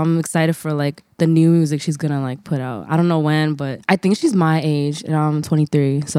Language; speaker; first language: English; native; English